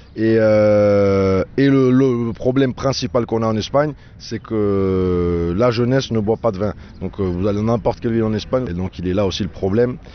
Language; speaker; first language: French; native; French